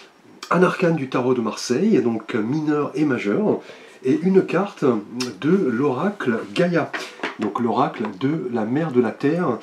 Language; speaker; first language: French; native; French